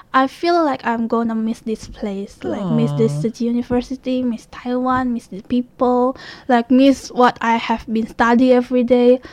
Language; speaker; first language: English; non-native, learner; Indonesian